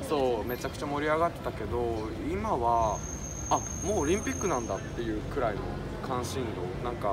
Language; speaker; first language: Japanese; native; Japanese